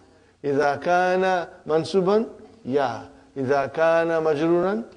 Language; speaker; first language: Arabic; non-native, fluent; Urdu